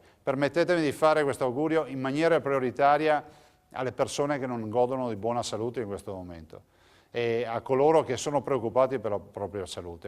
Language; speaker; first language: Italian; native; Italian